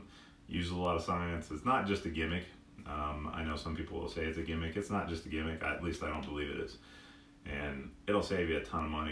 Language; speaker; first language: English; native; English